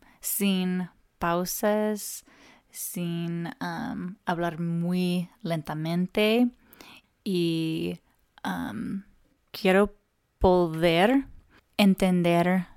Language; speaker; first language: Spanish; non-native, learner; English